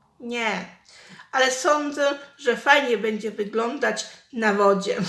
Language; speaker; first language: Polish; native; Polish